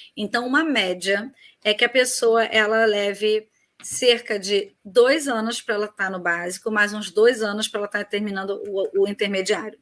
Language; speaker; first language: Portuguese; native; Portuguese